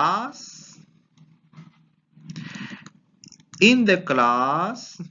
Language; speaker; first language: English; non-native, fluent; Spanish